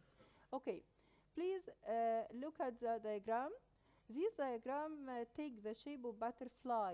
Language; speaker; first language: English; non-native, local second language; Arabic